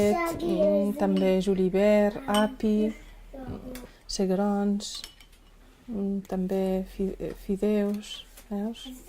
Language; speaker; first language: Catalan; non-native, fluent; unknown